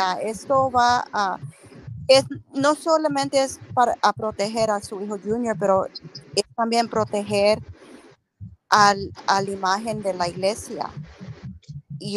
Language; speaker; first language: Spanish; early bilingual, heritage; Spanish